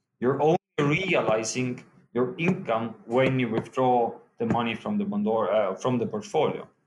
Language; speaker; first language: English; non-native, fluent; Estonian